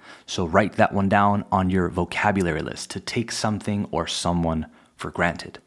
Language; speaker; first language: English; native; English